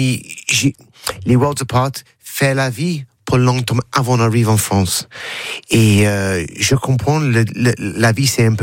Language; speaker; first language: French; non-native, learner; English